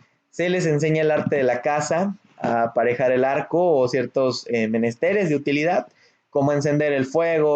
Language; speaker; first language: Spanish; native; Spanish